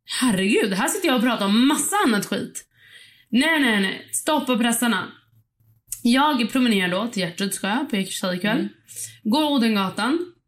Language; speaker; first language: Swedish; early bilingual, other home language; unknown